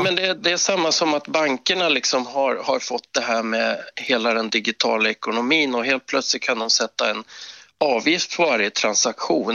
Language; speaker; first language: Swedish; native; Swedish